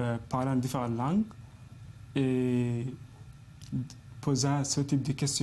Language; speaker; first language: French; non-native, fluent; Arabic